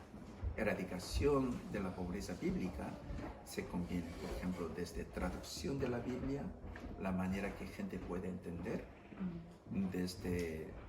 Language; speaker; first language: Spanish; non-native, fluent; English